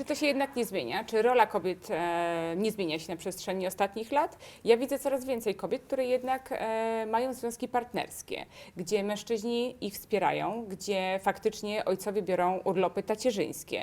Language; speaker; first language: Polish; native; Polish